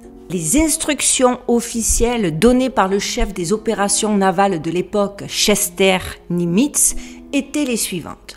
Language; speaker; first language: French; native; French